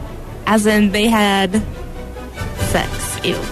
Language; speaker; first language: English; native; English